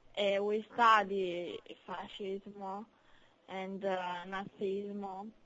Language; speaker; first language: English; non-native, learner; Italian